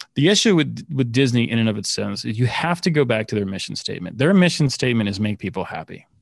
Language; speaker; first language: English; native; English